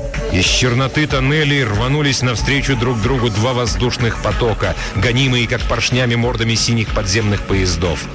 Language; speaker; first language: Russian; native; Russian